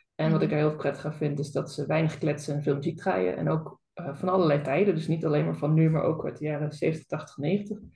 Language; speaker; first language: Dutch; native; Dutch